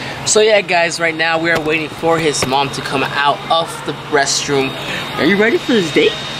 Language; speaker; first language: English; early bilingual, other home language; Spanish